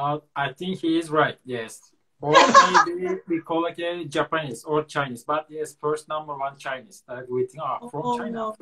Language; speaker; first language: English; non-native, learner; Turkish